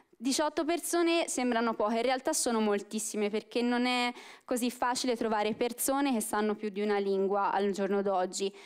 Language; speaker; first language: Italian; native; Italian